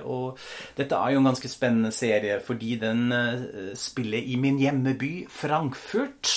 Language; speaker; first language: Norwegian; non-native, fluent; German